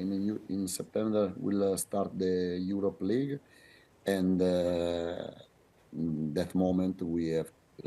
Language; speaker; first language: English; non-native, fluent; Italian